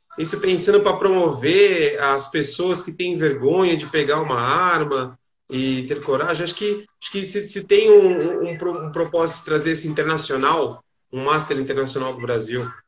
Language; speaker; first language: Portuguese; native; Portuguese